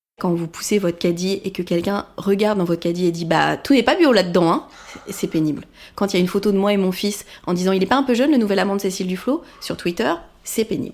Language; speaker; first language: French; native; French